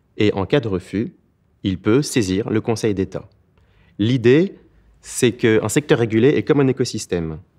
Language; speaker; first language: French; native; French